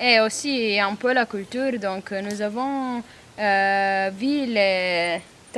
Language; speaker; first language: French; non-native, learner; Italian